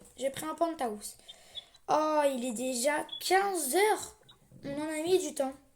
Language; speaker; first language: French; native; French